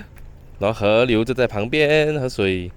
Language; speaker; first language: Chinese; native; Chinese